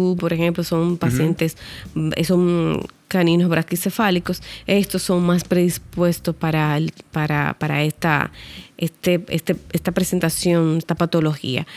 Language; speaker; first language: Spanish; native; Spanish